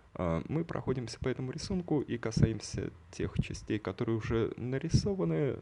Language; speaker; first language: Russian; native; Russian